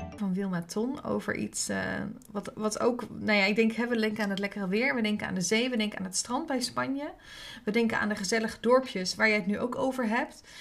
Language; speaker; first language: Dutch; native; Dutch